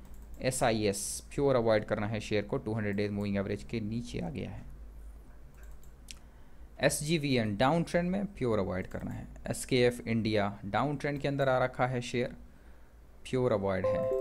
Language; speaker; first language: Hindi; native; Hindi